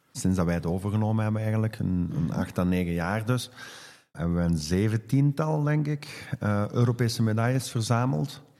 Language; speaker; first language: Dutch; native; Dutch